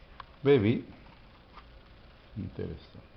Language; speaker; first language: French; non-native, fluent; Italian